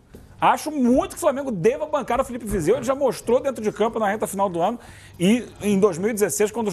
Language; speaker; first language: Portuguese; native; Portuguese